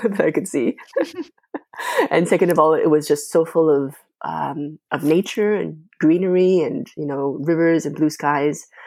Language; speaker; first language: English; non-native, fluent; Chinese